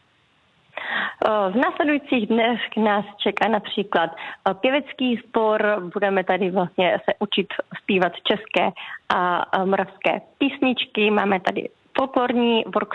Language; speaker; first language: Czech; native; Czech